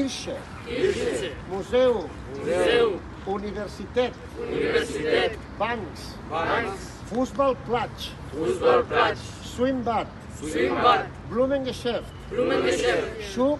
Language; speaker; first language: German; non-native, learner; Catalan